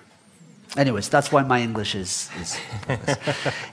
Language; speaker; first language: English; early bilingual, other home language; Spanish